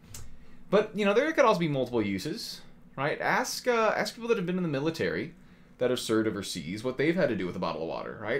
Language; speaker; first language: English; native; English